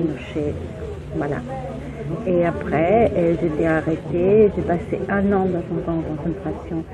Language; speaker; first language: French; non-native, fluent; Spanish